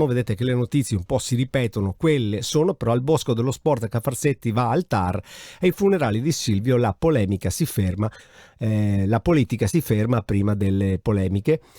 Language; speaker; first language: Italian; native; Italian